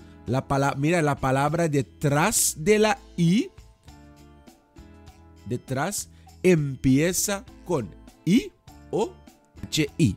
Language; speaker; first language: Spanish; non-native, fluent; Dutch